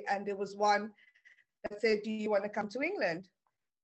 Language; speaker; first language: English; non-native, local second language; Afrikaans